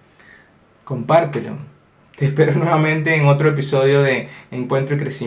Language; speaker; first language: Spanish; native; Spanish